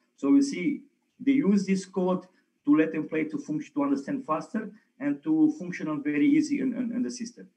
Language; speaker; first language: English; non-native, fluent; Romanian